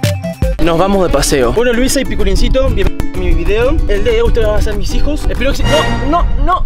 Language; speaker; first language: Spanish; native; Spanish